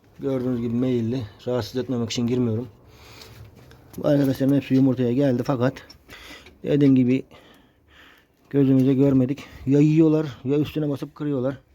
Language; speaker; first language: Turkish; native; Turkish